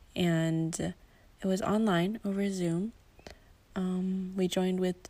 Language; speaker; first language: English; native; English